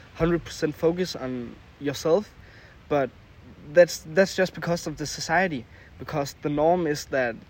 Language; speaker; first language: English; non-native, fluent; Danish